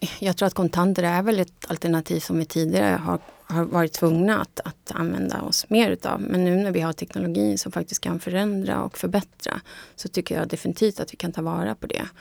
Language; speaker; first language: Swedish; non-native, fluent; Spanish